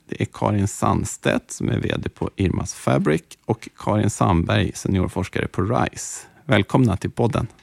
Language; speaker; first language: Swedish; native; Swedish